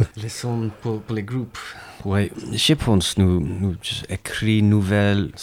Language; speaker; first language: French; non-native, learner; English